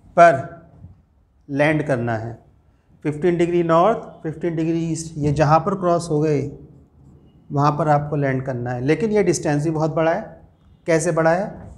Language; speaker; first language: Hindi; native; Hindi